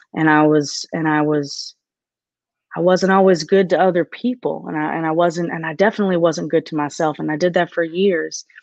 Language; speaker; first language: English; native; English